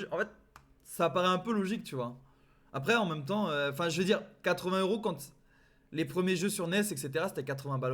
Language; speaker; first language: French; native; French